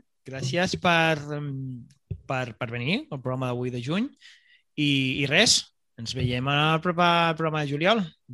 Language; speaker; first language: Catalan; native; Catalan